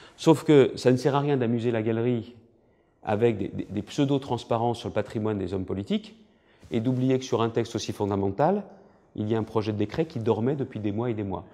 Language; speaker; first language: French; native; French